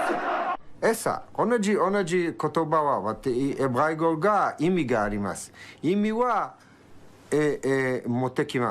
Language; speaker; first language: Japanese; non-native, learner; Hebrew